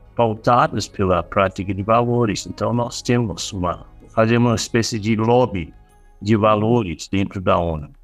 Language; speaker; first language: Portuguese; non-native, fluent; English